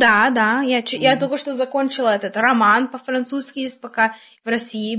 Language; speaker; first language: Russian; early bilingual, heritage; Russian